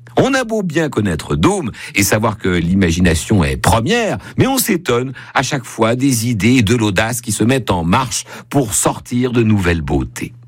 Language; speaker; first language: French; native; French